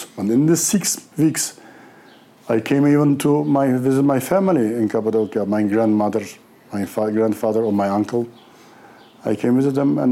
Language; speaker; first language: English; non-native, learner; Turkish